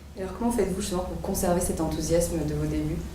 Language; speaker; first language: French; native; French